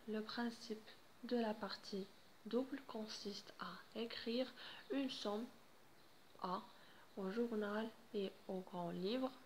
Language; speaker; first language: French; non-native, local second language; Arabic